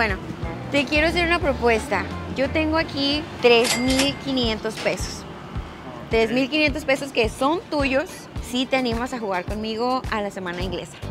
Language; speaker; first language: Spanish; native; Spanish